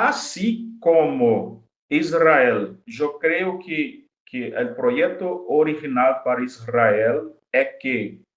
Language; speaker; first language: Spanish; non-native, fluent; Portuguese